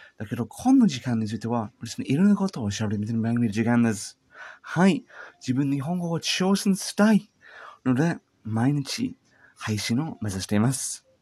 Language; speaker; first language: Japanese; non-native, learner; English